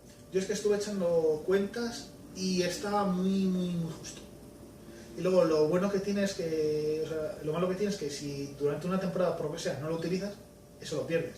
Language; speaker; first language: Spanish; native; Spanish